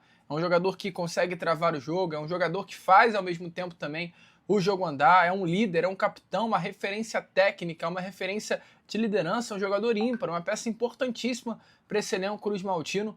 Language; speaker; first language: Portuguese; native; Portuguese